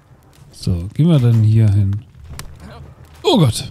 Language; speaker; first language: German; native; German